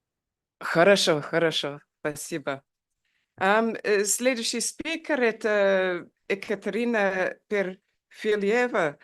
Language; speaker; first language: Russian; non-native, fluent; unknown